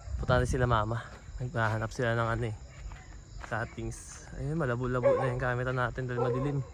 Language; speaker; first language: Filipino; native; Filipino